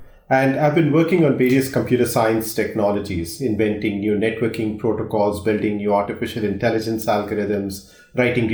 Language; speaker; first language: English; non-native, local second language; Hindi